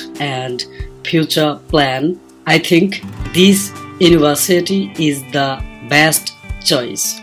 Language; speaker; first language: English; non-native, fluent; Bangla